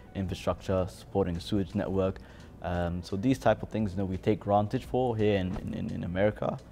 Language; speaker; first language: English; native; English